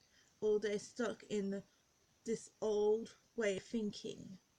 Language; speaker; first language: English; native; English